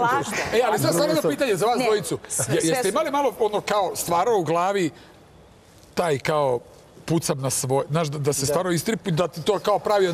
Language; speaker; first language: Serbian; native; Serbian